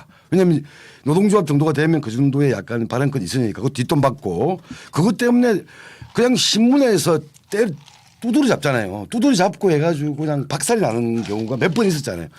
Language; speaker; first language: Korean; native; Korean